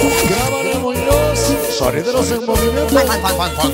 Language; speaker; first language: Spanish; native; Spanish